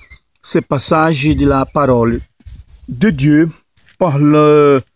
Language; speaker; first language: French; non-native, learner; Portuguese